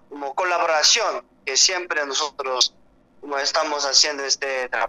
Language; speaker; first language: Spanish; non-native, learner; Korean